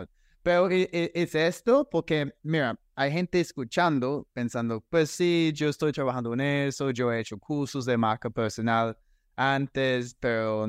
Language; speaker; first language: Spanish; non-native, fluent; English